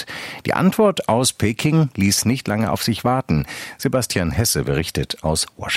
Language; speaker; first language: German; native; German